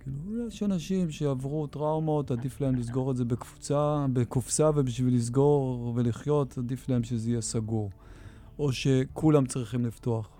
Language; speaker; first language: Hebrew; native; Hebrew